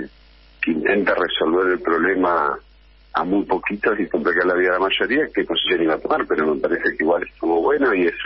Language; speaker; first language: Spanish; native; Spanish